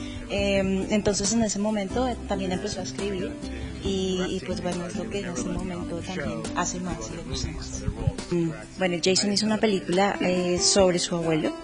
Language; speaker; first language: Spanish; native; Spanish